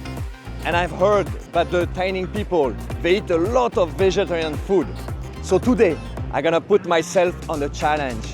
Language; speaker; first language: English; non-native, fluent; French